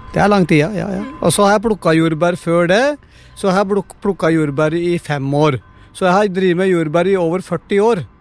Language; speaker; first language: Norwegian; non-native, fluent; Punjabi